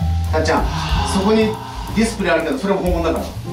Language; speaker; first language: Japanese; native; Japanese